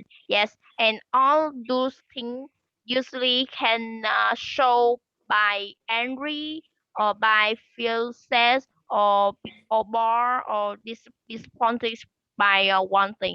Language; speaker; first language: English; non-native, learner; Vietnamese